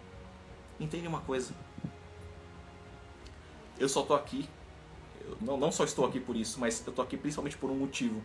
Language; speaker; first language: Portuguese; native; Portuguese